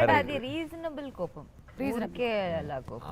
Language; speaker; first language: Telugu; non-native, learner; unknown